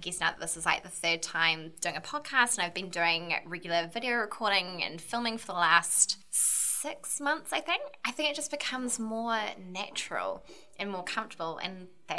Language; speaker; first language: English; native; English